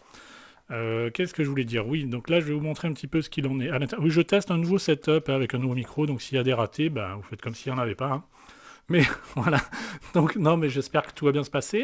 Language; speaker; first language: French; native; French